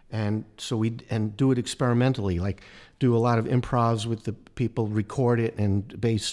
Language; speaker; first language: English; native; English